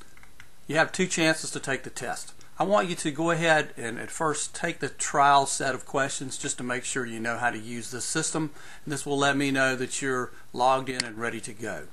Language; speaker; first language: English; native; English